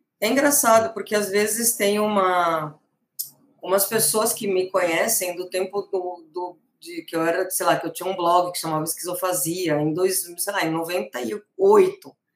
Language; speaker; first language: Portuguese; early bilingual, other home language; Spanish